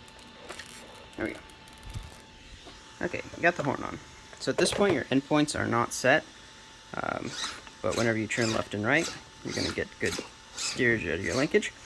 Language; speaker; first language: English; native; English